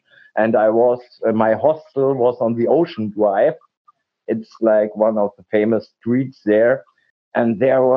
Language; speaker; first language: English; non-native, learner; German